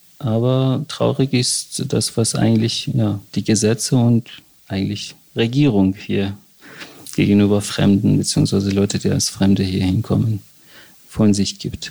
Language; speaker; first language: German; non-native, fluent; Persian